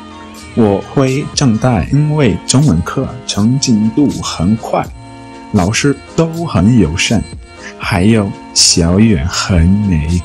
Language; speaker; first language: Chinese; non-native, learner; English